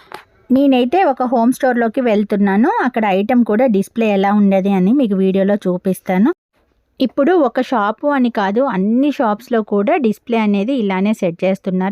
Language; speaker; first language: Telugu; native; Telugu